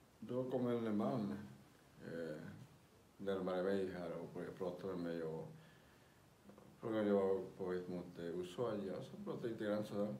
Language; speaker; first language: Swedish; non-native, learner; Spanish